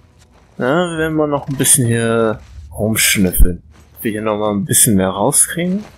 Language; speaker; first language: German; native; German